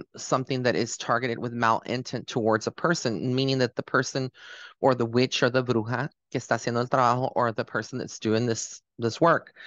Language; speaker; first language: English; early bilingual, other home language; Spanish